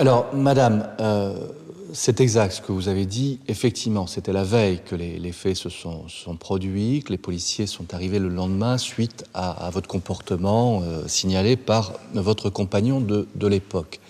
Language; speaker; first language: French; native; French